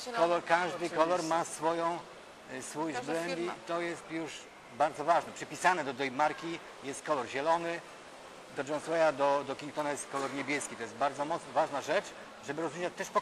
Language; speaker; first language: Polish; native; Polish